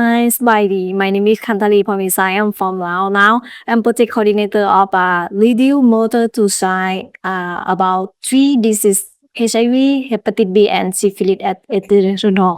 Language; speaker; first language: English; non-native, learner; Lao